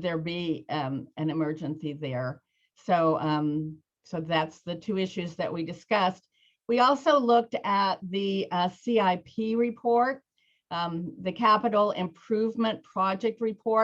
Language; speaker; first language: English; native; English